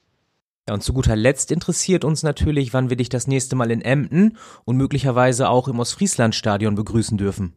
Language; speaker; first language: German; native; German